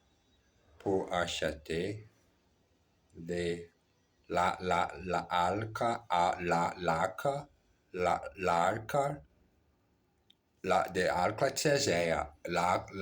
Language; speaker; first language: French; non-native, learner; Portuguese